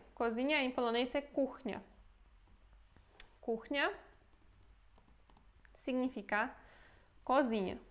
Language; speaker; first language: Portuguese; non-native, fluent; Polish